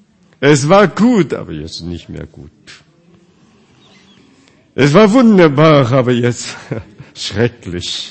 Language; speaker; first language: German; non-native, fluent; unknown